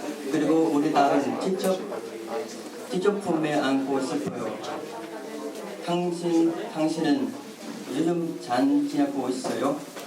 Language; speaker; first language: Korean; non-native, learner; Vietnamese